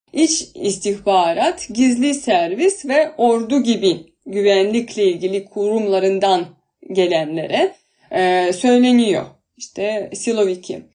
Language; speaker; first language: Turkish; non-native, fluent; Russian